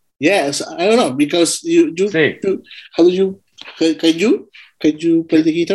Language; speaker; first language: English; non-native, learner; Spanish